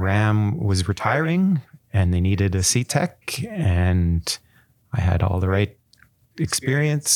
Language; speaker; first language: English; native; English